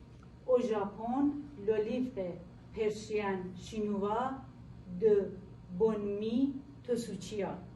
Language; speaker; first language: French; non-native, learner; Persian